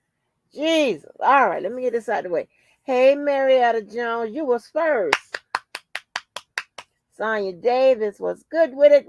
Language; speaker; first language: English; native; English